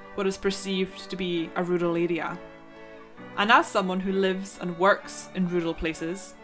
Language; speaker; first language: English; non-native, local second language; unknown